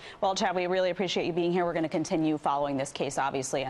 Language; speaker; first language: English; native; English